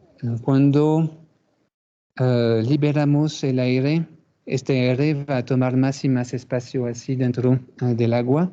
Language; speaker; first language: Spanish; non-native, fluent; French